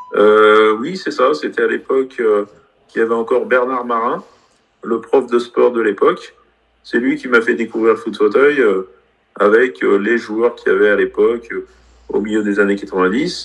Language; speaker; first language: French; native; French